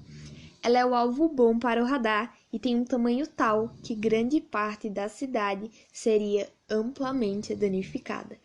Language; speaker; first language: Portuguese; native; Portuguese